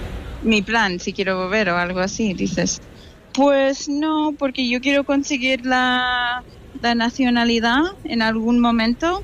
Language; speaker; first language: Spanish; non-native, fluent; English